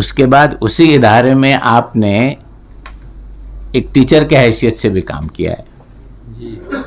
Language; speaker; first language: Hindi; native; Hindi